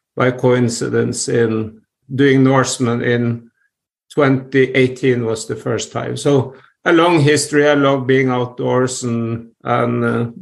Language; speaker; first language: English; non-native, fluent; Norwegian